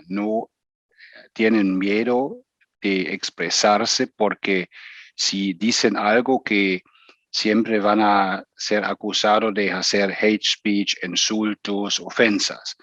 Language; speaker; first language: Spanish; non-native, fluent; German